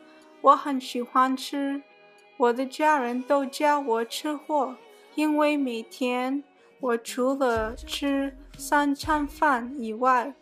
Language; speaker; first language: Chinese; early bilingual, heritage; Chinese